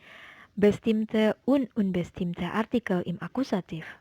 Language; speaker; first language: German; non-native, fluent; Indonesian